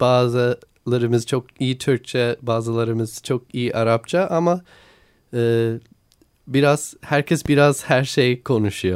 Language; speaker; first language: Turkish; non-native, learner; English